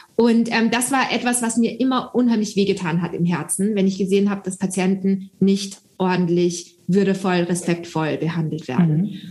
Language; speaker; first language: German; early bilingual, other home language; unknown